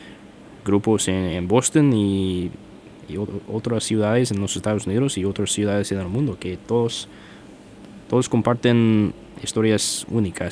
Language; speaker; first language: Spanish; non-native, fluent; English